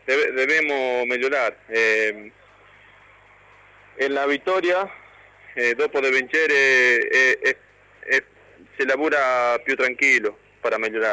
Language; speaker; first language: Italian; non-native, learner; Spanish